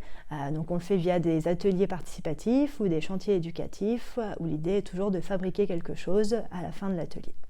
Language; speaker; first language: French; native; French